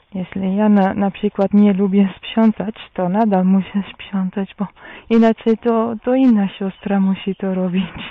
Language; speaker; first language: Polish; non-native, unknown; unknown